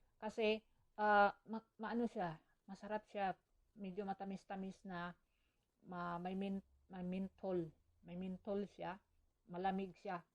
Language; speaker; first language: Filipino; non-native, local second language; Cebuano